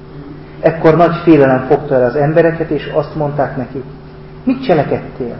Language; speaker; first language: Hungarian; native; Hungarian